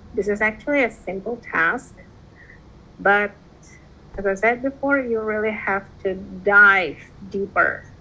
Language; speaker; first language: English; non-native, fluent; Indonesian